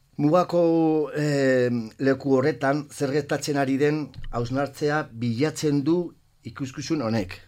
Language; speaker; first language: Basque; non-native, local second language; Spanish